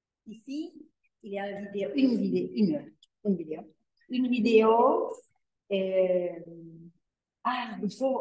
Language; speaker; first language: French; non-native, learner; Spanish